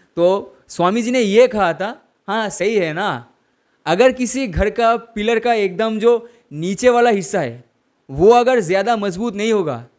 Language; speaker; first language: Hindi; non-native, local second language; Bangla